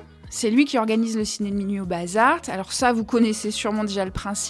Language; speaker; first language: French; native; French